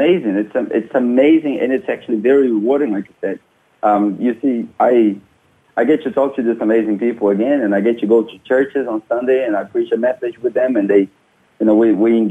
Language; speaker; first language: English; non-native, fluent; Portuguese